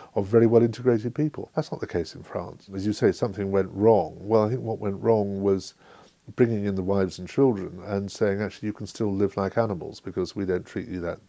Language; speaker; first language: English; native; English